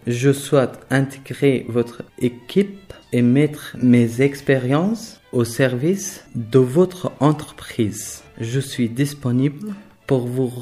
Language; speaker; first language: French; non-native, learner; Persian